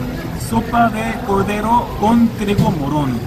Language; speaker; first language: Spanish; non-native, learner; Korean